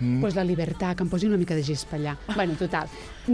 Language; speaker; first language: Catalan; native; Catalan